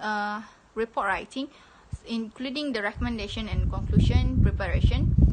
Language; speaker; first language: English; non-native, local second language; Malay